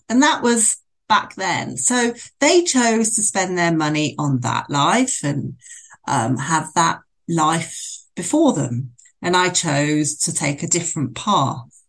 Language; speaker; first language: English; native; English